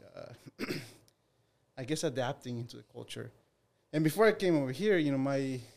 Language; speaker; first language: English; non-native, fluent; Spanish